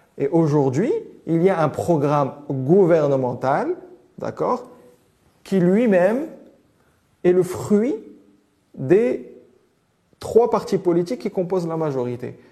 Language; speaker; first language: French; non-native, local second language; Arabic